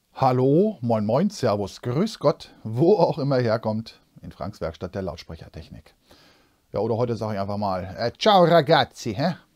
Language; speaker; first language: German; native; German